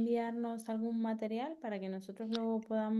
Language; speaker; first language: Spanish; native; Spanish